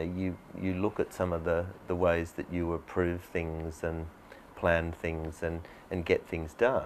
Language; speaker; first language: English; native; English